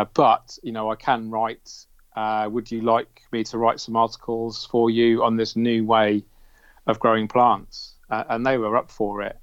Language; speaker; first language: English; native; English